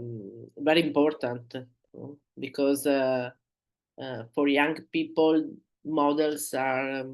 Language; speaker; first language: English; non-native, learner; Italian